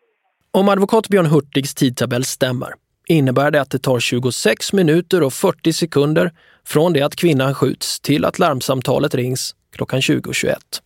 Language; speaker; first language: Swedish; native; Swedish